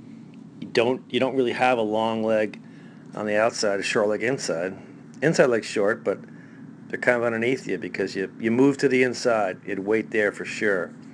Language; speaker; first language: English; native; English